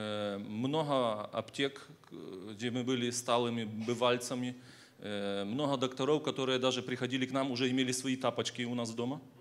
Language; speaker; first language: Polish; non-native, learner; Russian